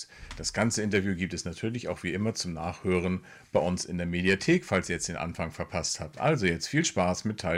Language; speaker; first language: German; native; German